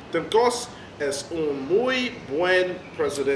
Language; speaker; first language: Spanish; non-native, learner; English